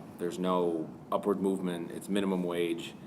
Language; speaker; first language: English; native; English